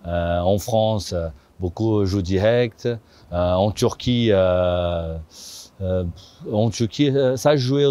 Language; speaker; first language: French; non-native, fluent; Portuguese